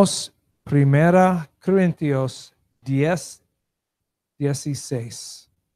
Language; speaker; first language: Spanish; non-native, learner; English